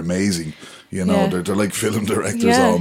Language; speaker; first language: English; native; English